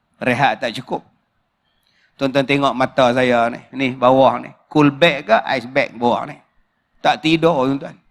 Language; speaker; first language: Malay; native; Malay